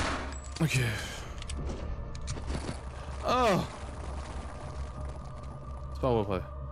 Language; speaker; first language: French; native; French